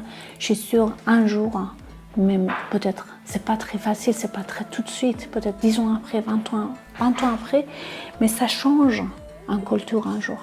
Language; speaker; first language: French; non-native, learner; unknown